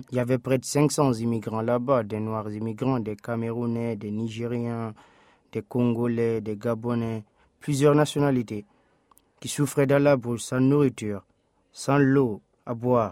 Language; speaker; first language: French; non-native, local second language; Fula